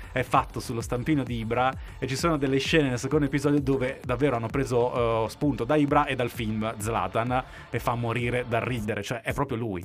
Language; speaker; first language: Italian; native; Italian